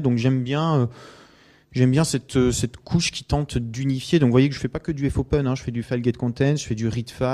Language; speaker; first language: French; native; French